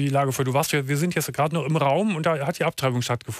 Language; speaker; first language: German; native; German